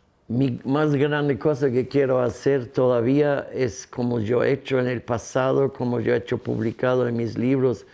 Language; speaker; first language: Spanish; non-native, fluent; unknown